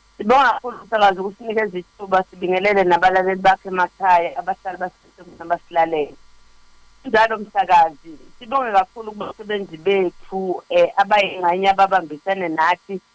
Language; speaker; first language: Zulu; native; Zulu